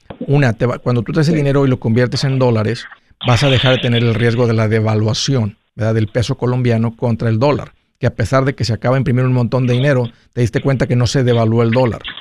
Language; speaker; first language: Spanish; native; Spanish